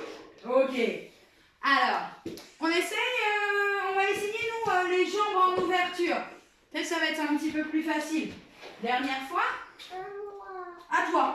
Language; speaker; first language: French; native; French